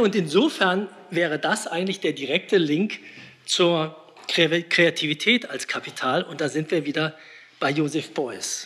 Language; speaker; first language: German; native; German